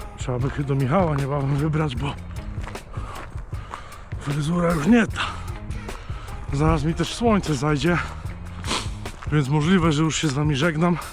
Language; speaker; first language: Polish; native; Polish